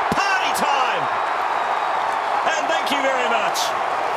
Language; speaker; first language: English; native; English